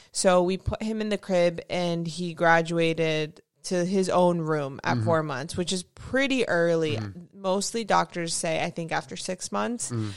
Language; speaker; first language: English; native; English